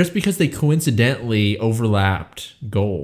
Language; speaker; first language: English; native; English